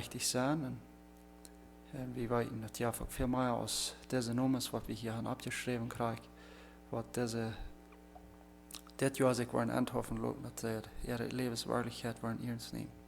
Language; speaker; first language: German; non-native, learner; Plautdietsch